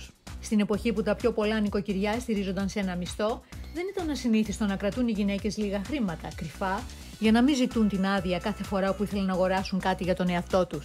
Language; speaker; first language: Greek; native; Greek